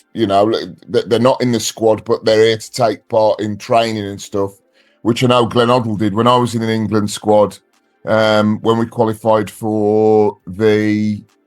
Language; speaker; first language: English; native; English